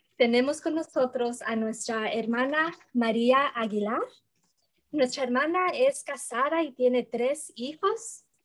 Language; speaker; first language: Spanish; early bilingual, heritage; Spanish